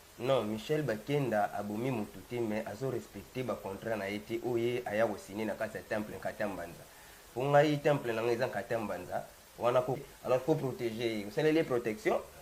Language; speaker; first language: Lingala; non-native, local second language; Kongo